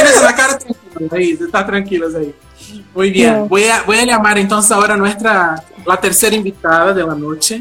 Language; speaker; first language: Spanish; non-native, fluent; Portuguese